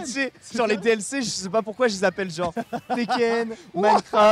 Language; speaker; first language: French; native; French